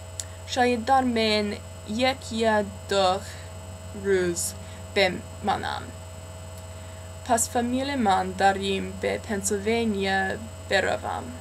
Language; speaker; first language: Persian; non-native, learner; English